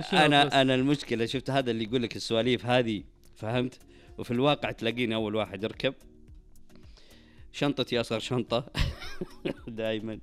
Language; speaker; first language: Arabic; native; Arabic